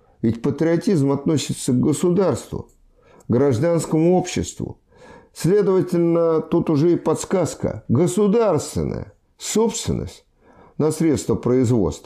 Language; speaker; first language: Russian; native; Russian